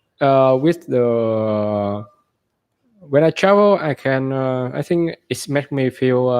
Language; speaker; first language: English; non-native, learner; Vietnamese